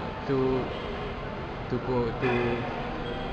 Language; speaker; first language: English; non-native, local second language; Malay